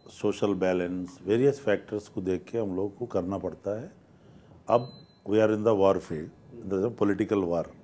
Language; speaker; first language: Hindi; non-native, local second language; Telugu